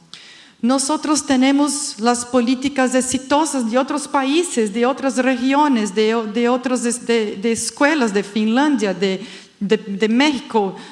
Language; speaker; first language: Spanish; non-native, fluent; Portuguese